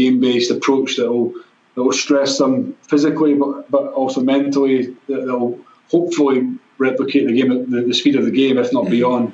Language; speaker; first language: English; native; English